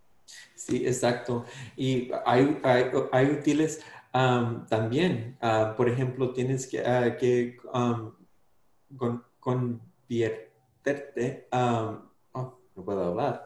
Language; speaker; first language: Spanish; non-native, fluent; English